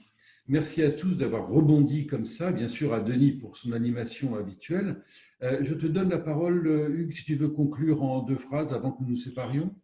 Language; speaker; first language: French; native; French